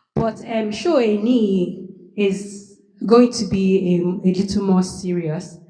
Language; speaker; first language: English; non-native, local second language; Yoruba